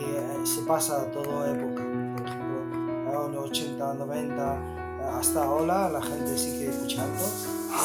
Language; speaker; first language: Spanish; non-native, learner; Chinese